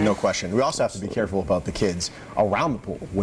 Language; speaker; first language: English; native; English